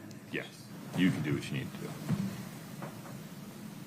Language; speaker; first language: English; native; English